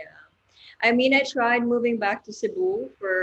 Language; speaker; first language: English; non-native, local second language; Cebuano